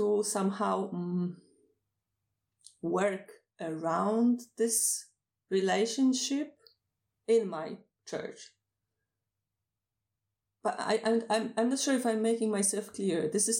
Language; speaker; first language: English; non-native, fluent; Polish